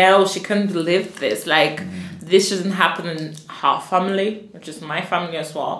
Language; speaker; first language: English; native; English